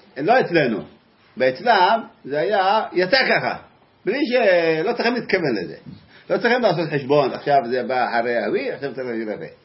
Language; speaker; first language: Hebrew; native; Hebrew